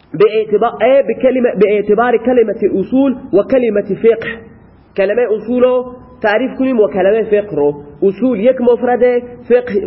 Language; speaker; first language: Persian; non-native, local second language; Baluchi